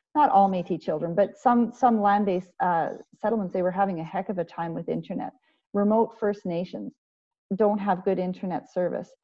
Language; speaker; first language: English; native; English